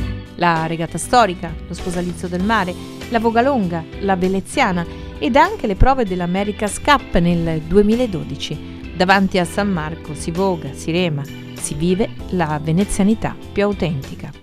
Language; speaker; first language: Italian; native; Italian